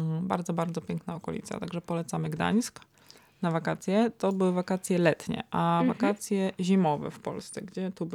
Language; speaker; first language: Polish; native; Polish